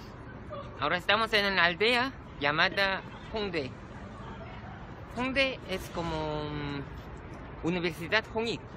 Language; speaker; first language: Spanish; non-native, fluent; Korean